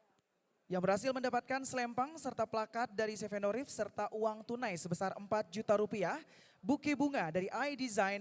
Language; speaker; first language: Indonesian; native; Indonesian